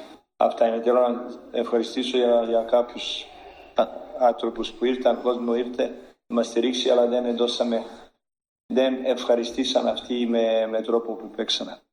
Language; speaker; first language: Greek; non-native, learner; Serbian